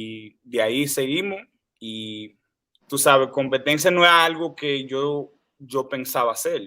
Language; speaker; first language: Spanish; early bilingual, heritage; Spanish